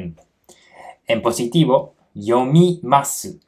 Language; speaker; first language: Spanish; non-native, fluent; Japanese